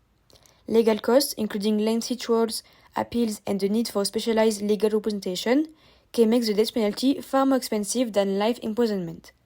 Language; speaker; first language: English; non-native, fluent; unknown